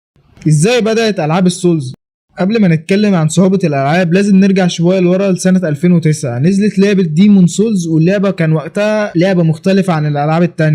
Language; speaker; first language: Arabic; native; Arabic